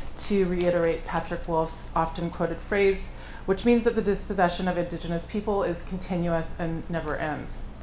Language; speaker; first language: English; native; English